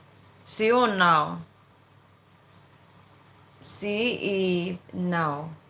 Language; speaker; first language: Portuguese; non-native, learner; English